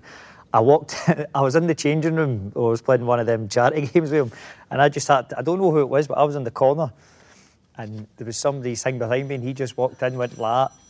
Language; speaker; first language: English; native; English